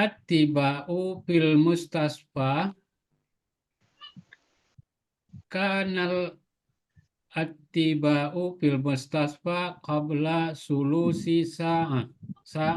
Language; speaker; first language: Arabic; non-native, learner; Indonesian